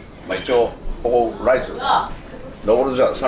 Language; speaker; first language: Japanese; native; Japanese